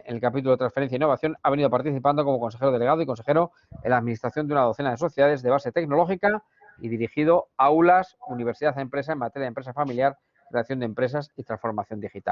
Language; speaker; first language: Spanish; native; Spanish